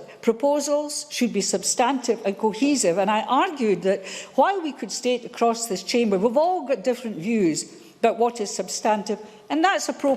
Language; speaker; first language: English; native; English